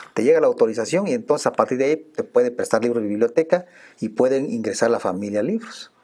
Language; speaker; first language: Spanish; native; Spanish